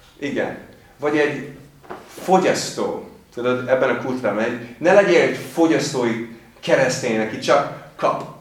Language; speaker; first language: Hungarian; non-native, fluent; English